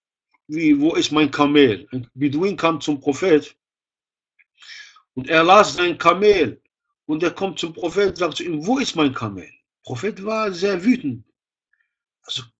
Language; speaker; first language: German; non-native, fluent; Arabic